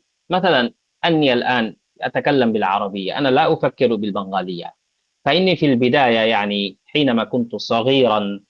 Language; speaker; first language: Arabic; non-native, fluent; Bangla